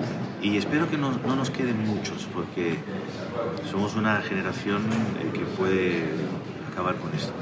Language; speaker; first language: Spanish; native; Spanish